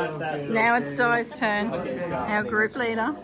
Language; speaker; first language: English; native; English